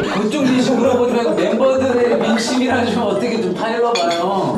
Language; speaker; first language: Korean; native; Korean